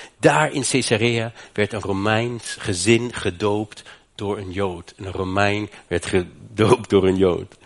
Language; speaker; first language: Dutch; non-native, fluent; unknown